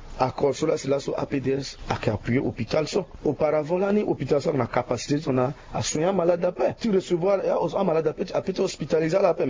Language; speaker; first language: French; non-native, local second language; Sango